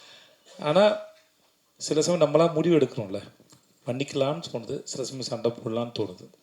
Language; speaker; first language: Tamil; native; Tamil